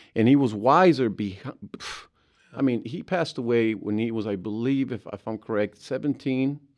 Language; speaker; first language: English; early bilingual, other home language; Spanish